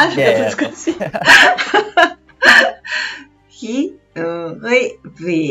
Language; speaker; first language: Japanese; non-native, learner; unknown